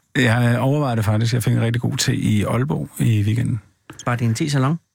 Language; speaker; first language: Danish; non-native, fluent; English